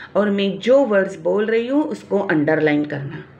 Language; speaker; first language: Hindi; non-native, local second language; Marathi